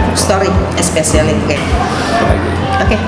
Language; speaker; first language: English; non-native, learner; Indonesian